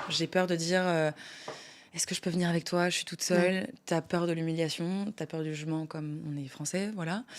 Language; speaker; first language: French; native; French